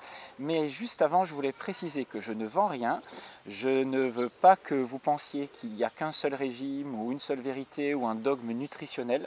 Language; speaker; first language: French; native; French